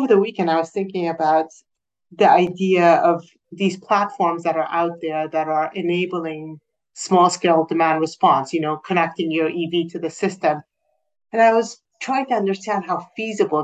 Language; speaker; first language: English; non-native, fluent; Persian